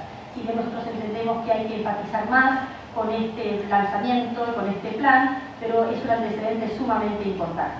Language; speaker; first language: Spanish; native; Spanish